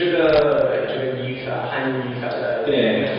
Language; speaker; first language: Chinese; non-native, learner; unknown